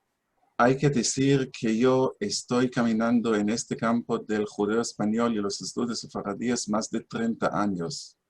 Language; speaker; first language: Spanish; non-native, fluent; Hebrew